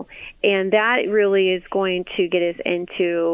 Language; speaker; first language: English; native; English